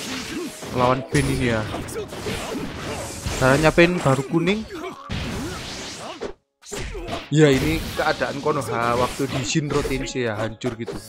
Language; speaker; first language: Indonesian; native; Indonesian